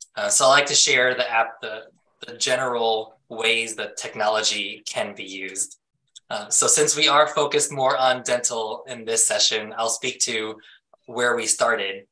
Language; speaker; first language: English; native; English